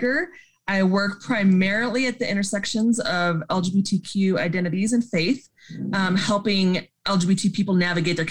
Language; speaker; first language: English; native; English